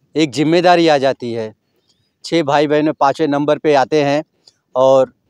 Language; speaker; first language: Hindi; native; Hindi